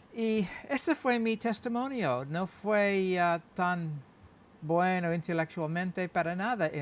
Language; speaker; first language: Spanish; non-native, learner; English